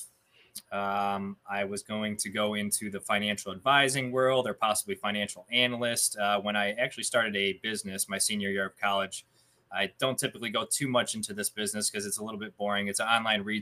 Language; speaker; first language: English; native; English